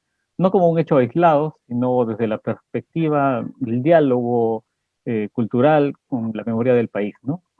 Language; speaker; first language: Spanish; native; Spanish